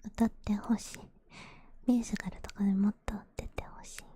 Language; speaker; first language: Japanese; non-native, fluent; English